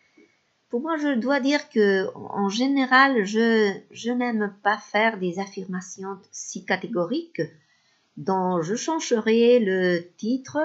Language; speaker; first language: French; non-native, fluent; Spanish